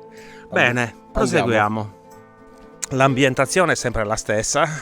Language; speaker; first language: Italian; native; Italian